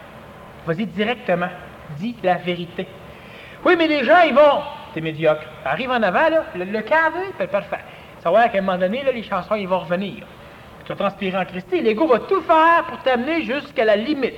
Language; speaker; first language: French; native; French